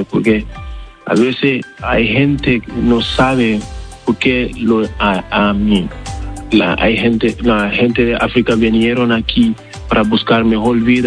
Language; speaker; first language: Spanish; non-native, learner; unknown